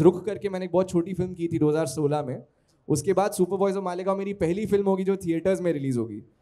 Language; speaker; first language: Hindi; non-native, local second language; Telugu